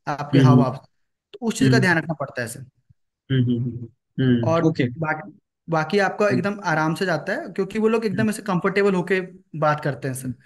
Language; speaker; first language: Hindi; native; Hindi